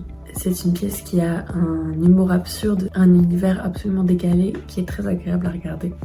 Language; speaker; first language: French; native; French